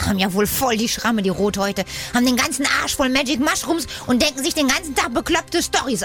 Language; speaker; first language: German; native; German